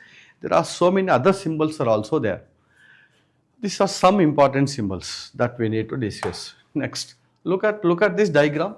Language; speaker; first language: English; non-native, local second language; Telugu